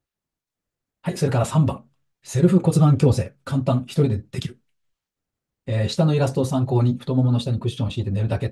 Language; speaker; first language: Japanese; native; Japanese